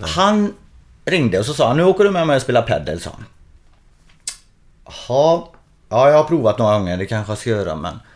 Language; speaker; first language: Swedish; native; Swedish